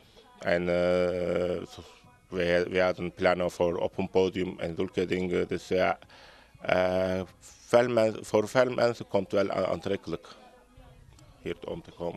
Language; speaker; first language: Dutch; non-native, learner; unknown